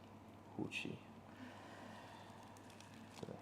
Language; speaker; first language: Chinese; non-native, learner; English